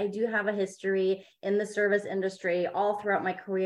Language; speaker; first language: English; non-native, fluent; German